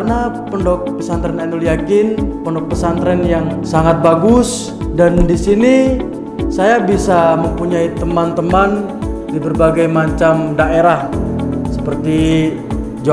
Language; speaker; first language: Indonesian; native; Indonesian